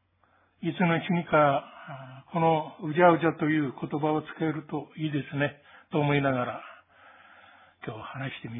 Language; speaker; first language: Japanese; native; Japanese